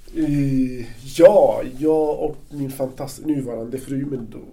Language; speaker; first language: Swedish; non-native, fluent; Arabic